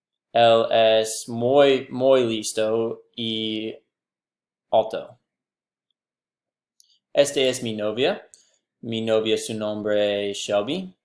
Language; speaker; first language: Spanish; non-native, learner; English